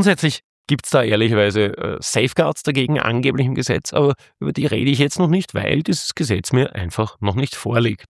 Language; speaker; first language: German; native; German